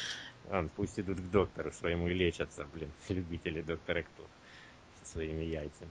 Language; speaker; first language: Russian; native; Russian